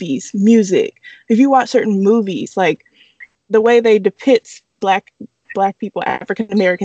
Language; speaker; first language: English; native; English